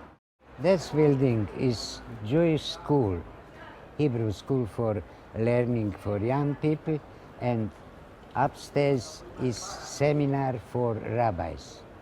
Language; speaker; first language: English; non-native, learner; Ladino